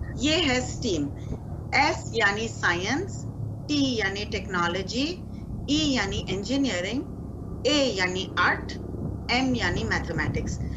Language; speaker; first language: Hindi; non-native, local second language; Marathi